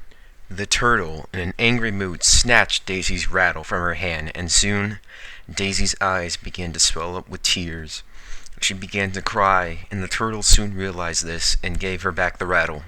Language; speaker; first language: English; native; English